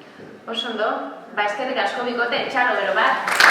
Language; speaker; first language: Basque; native; Basque